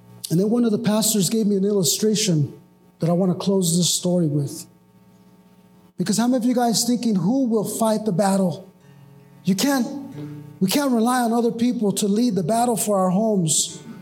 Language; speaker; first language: English; early bilingual, other home language; Spanish